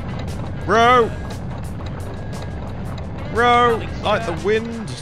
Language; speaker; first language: English; native; English